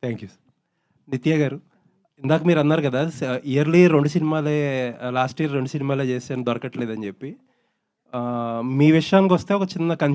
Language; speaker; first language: Telugu; native; Telugu